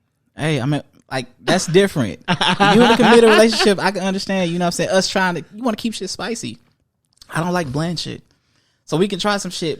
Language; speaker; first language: English; native; English